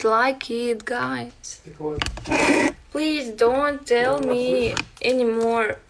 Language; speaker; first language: English; non-native, learner; Russian